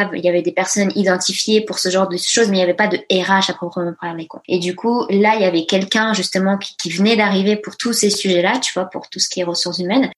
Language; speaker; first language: French; early bilingual, other home language; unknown